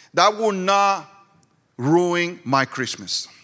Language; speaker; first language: English; non-native, fluent; Spanish